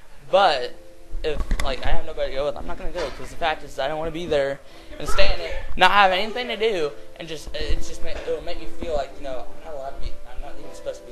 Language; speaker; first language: English; native; English